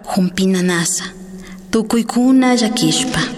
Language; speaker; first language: Spanish; non-native, local second language; Quechua